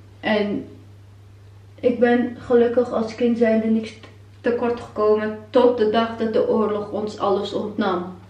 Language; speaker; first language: Dutch; non-native, fluent; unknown